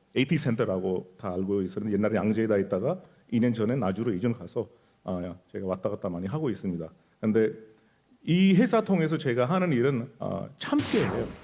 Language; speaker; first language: Korean; non-native, fluent; Hindi